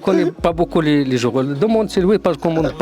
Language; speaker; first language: French; non-native, local second language; Arabic